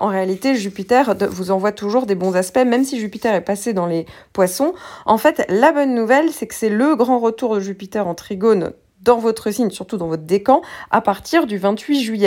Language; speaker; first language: French; native; French